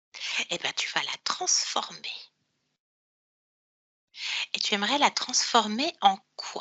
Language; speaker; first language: French; native; French